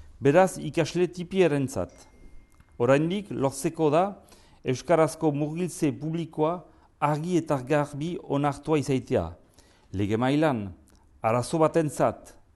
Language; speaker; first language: Basque; native; Basque